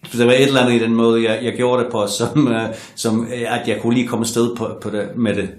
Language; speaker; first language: Danish; non-native, fluent; English